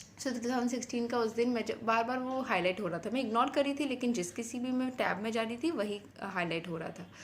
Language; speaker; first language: Hindi; non-native, local second language; Bangla